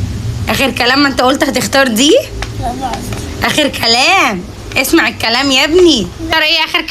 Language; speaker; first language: Arabic; native; Arabic